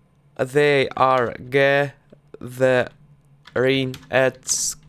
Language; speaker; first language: English; non-native, learner; Russian